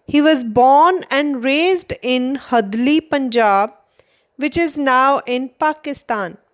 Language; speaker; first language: English; non-native, local second language; Punjabi